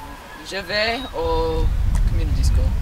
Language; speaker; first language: French; non-native, learner; English